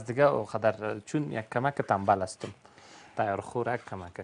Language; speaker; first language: Persian; native; Persian